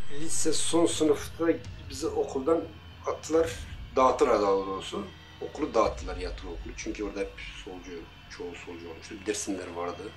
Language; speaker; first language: Turkish; non-native, local second language; Kurdish